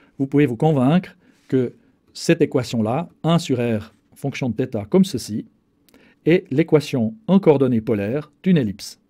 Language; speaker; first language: French; native; French